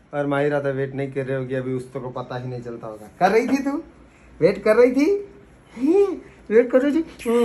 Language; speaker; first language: Hindi; non-native, local second language; Gujarati